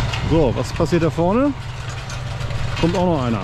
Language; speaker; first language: German; native; German